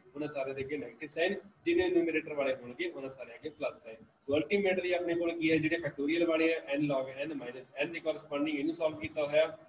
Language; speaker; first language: Hindi; non-native, local second language; Punjabi